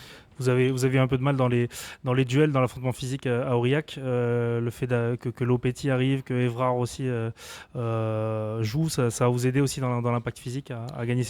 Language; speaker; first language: French; native; French